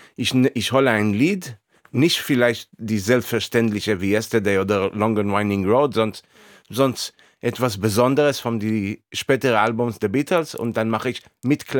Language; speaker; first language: German; non-native, fluent; Hebrew